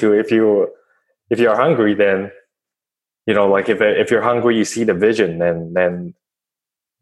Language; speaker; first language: English; non-native, fluent; Chinese